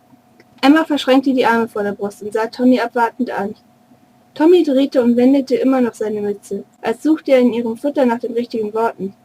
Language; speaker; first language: German; native; German